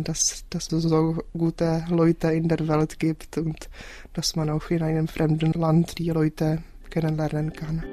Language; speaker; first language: German; non-native, fluent; Czech